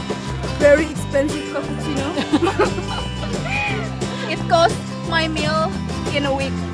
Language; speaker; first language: English; non-native, local second language; Indonesian